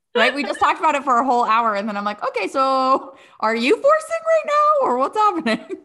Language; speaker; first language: English; native; English